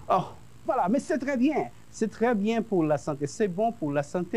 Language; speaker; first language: French; non-native, fluent; Spanish